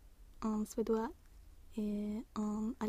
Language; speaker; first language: French; non-native, learner; Swedish